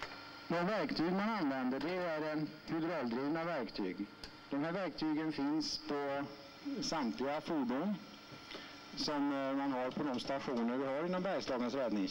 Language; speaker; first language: Swedish; native; Swedish